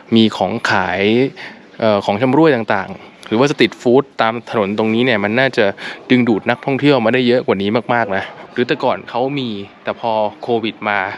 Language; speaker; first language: Thai; native; Thai